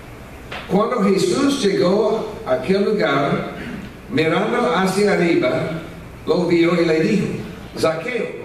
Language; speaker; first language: Spanish; non-native, fluent; English